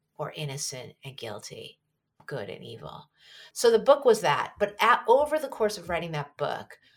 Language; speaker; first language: English; native; English